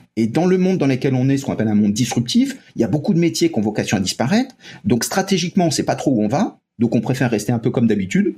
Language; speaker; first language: French; native; French